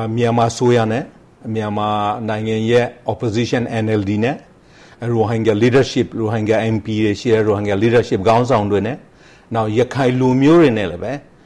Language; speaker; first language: Burmese; non-native, local second language; Rohingya